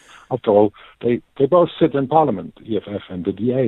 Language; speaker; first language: English; non-native, fluent; German